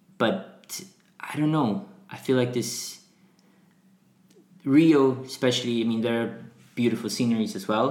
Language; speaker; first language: English; non-native, fluent; Portuguese